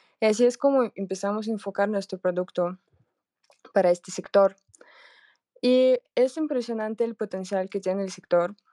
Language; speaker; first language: Spanish; non-native, fluent; Russian